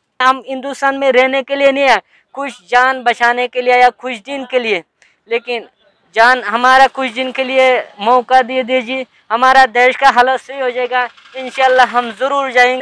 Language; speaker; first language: Hindi; non-native, learner; Rohingya